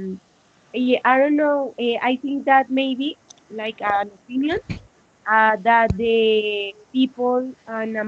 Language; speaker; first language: English; non-native, learner; Spanish